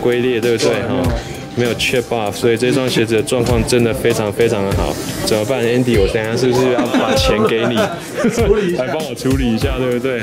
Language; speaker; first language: Chinese; native; Chinese